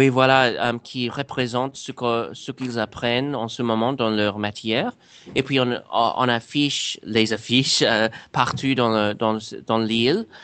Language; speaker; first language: French; non-native, fluent; English